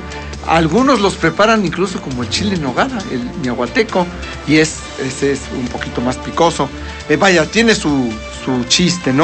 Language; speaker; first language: Spanish; native; Spanish